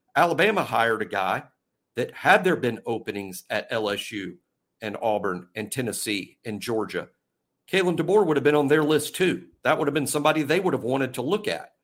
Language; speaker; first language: English; native; English